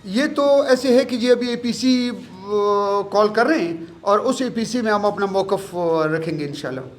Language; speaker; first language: Urdu; non-native, local second language; Pashto